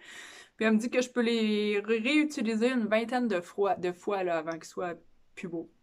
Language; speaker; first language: French; native; French